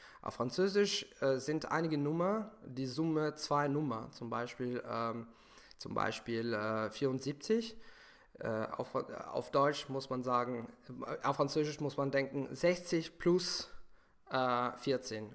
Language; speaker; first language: German; non-native, fluent; Italian